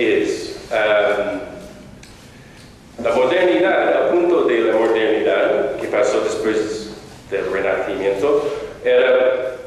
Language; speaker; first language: Spanish; non-native, fluent; English